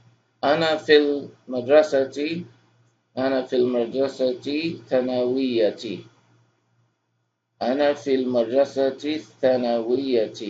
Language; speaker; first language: Arabic; non-native, fluent; English